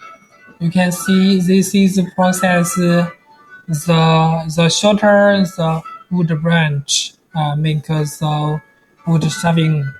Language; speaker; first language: English; non-native, learner; Chinese